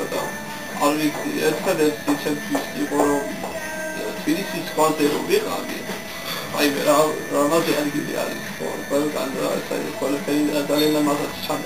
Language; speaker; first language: Georgian; non-native, learner; English